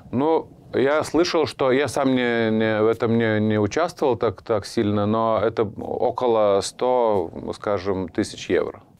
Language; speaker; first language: Russian; non-native, fluent; Lithuanian